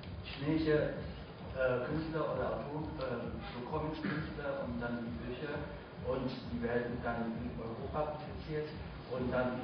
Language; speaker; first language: German; non-native, fluent; Chinese